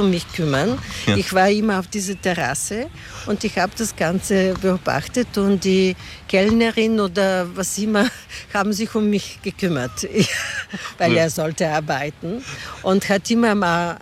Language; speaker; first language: German; non-native, fluent; Bulgarian